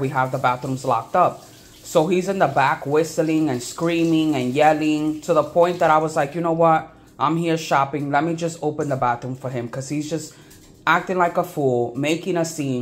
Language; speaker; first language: English; native; English